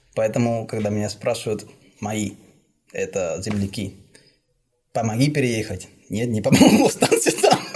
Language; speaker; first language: Russian; non-native, fluent; Spanish